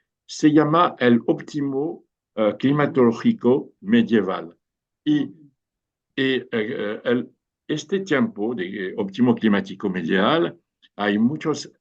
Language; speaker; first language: Spanish; non-native, fluent; French